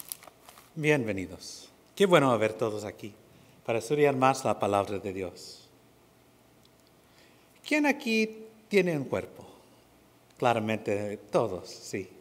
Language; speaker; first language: Spanish; non-native, fluent; English